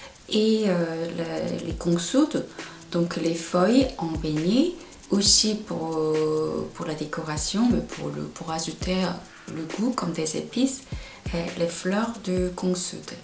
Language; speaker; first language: French; non-native, fluent; Korean